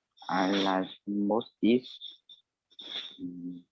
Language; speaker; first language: English; non-native, learner; Vietnamese